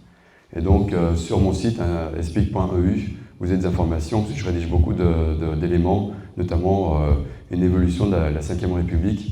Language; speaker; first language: French; native; French